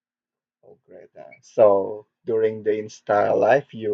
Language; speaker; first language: English; non-native, learner; Korean